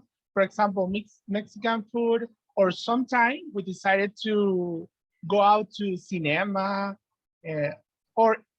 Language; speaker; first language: English; non-native, learner; Spanish